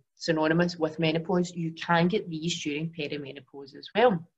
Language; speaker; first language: English; native; English